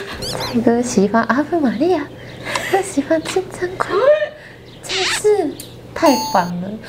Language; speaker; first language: Chinese; non-native, fluent; Japanese